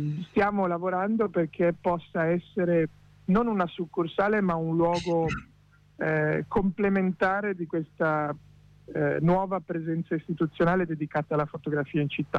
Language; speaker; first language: Italian; native; Italian